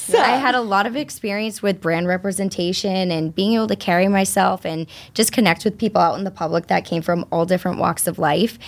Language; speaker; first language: English; native; English